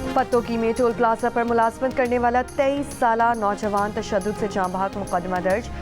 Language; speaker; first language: Urdu; native; Urdu